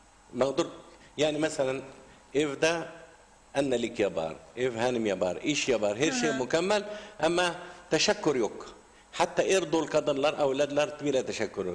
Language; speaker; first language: Turkish; non-native, learner; Arabic